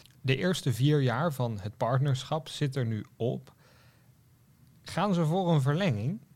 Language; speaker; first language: Dutch; native; Dutch